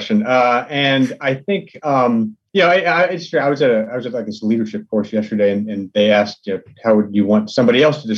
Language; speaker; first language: English; native; English